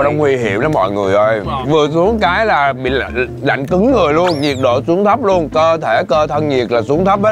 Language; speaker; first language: Vietnamese; native; Vietnamese